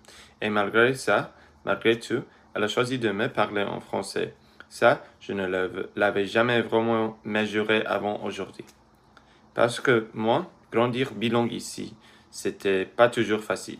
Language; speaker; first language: French; early bilingual, other home language; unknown